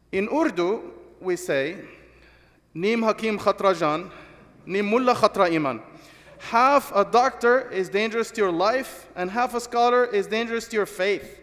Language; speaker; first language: English; non-native, fluent; Arabic